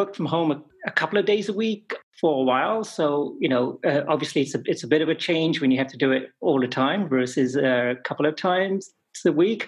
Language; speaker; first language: English; native; English